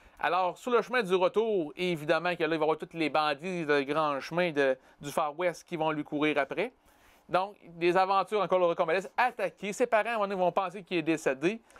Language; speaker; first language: French; native; French